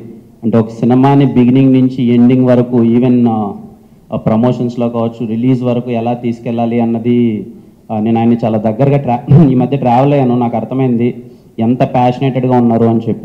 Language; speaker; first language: Telugu; native; Telugu